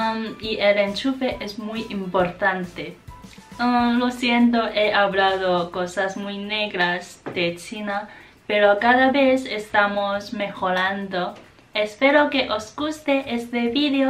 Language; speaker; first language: Spanish; non-native, fluent; Chinese